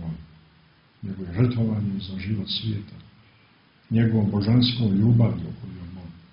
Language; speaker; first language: Croatian; native; Croatian